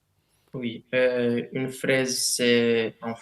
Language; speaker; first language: French; non-native, learner; Romanian